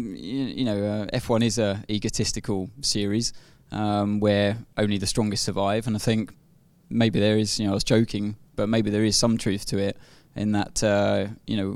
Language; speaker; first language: English; native; English